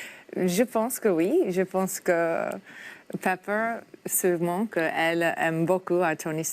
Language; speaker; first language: French; non-native, learner; English